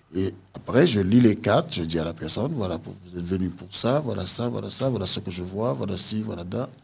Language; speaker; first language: French; native; French